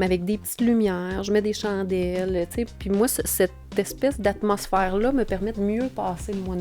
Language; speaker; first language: French; native; French